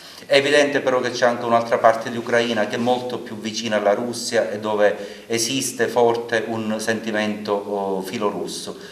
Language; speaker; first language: Italian; native; Italian